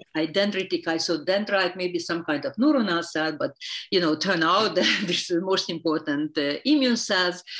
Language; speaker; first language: English; non-native, fluent; Hungarian